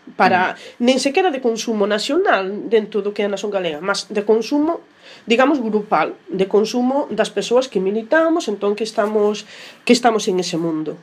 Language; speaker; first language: Galician; non-native, local second language; Spanish